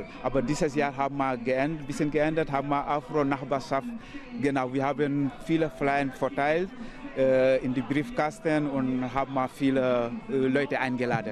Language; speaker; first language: German; non-native, learner; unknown